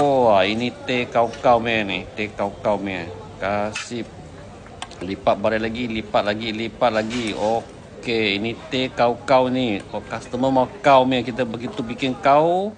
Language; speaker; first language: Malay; non-native, local second language; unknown